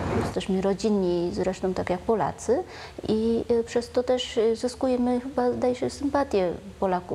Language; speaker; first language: Polish; non-native, fluent; Vietnamese